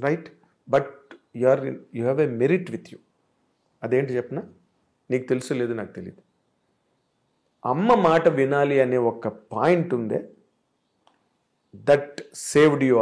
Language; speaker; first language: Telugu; native; Telugu